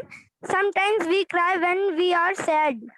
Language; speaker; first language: English; non-native, learner; Hindi